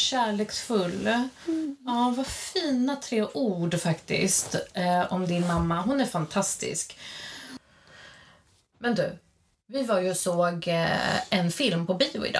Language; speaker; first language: Swedish; native; Swedish